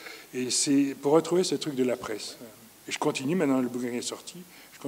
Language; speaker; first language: French; native; French